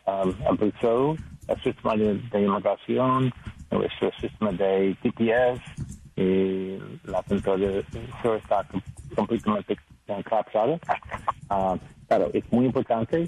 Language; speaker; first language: Spanish; non-native, learner; English